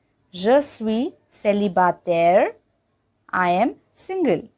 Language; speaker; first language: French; non-native, learner; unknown